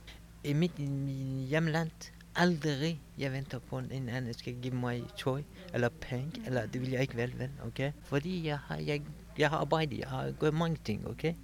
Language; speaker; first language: Danish; non-native, learner; Kurdish